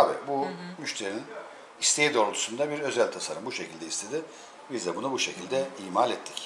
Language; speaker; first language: Turkish; native; Turkish